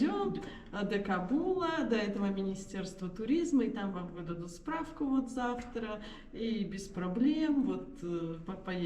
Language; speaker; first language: Russian; native; Russian